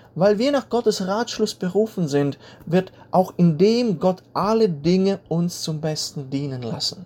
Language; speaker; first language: German; native; German